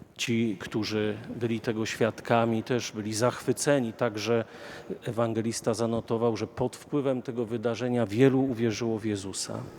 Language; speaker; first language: Polish; native; Polish